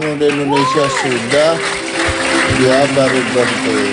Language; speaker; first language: Indonesian; native; Indonesian